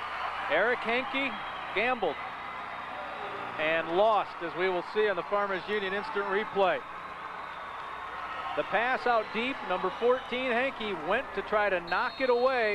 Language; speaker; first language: English; native; English